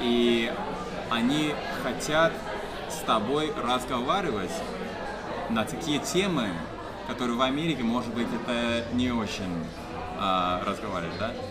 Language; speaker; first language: Russian; non-native, fluent; English